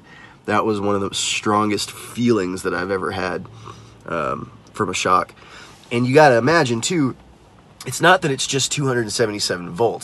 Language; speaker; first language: English; native; English